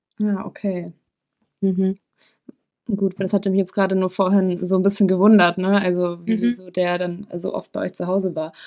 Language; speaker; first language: German; native; German